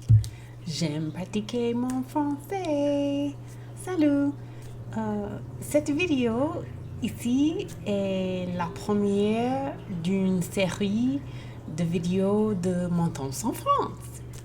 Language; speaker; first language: French; non-native, learner; English